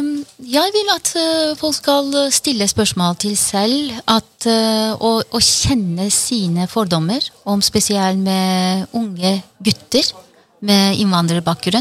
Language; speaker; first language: Norwegian; non-native, fluent; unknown